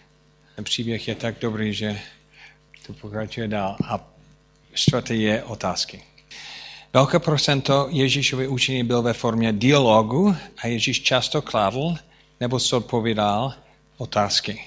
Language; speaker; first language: Czech; non-native, fluent; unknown